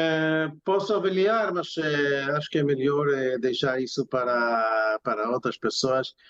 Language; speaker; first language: Portuguese; non-native, fluent; Hebrew